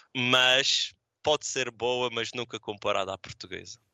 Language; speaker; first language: Portuguese; native; Portuguese